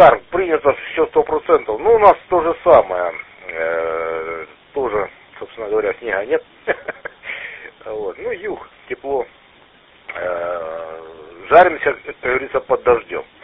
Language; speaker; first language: Russian; native; Russian